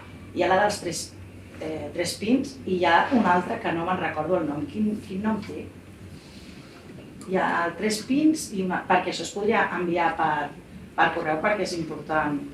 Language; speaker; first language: Catalan; non-native, local second language; Spanish